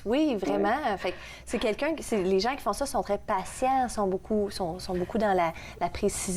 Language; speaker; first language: French; native; French